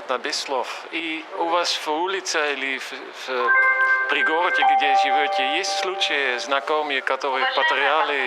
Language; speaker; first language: Russian; non-native, fluent; Dutch